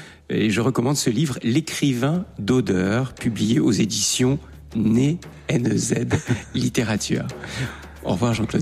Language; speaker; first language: French; native; French